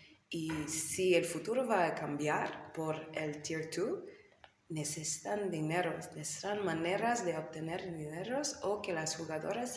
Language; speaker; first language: Spanish; non-native, learner; English